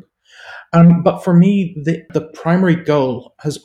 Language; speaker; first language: English; native; English